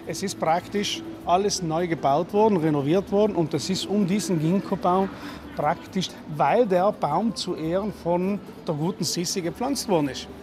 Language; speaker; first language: German; native; German